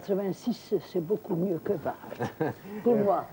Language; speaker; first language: French; non-native, fluent; Italian